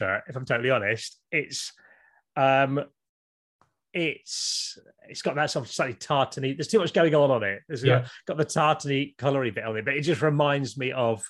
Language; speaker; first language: English; native; English